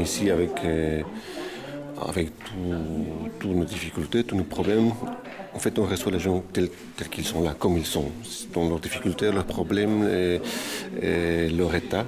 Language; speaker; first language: French; native; French